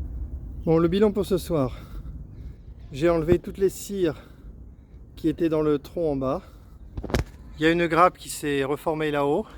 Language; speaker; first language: French; native; French